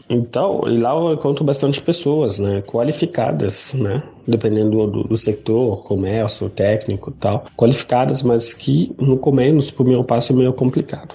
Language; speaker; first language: Portuguese; non-native, learner; Arabic